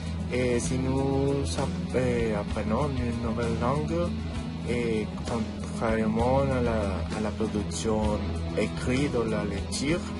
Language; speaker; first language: French; non-native, learner; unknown